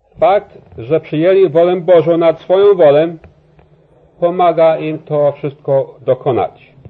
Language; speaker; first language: Polish; early bilingual, heritage; Polish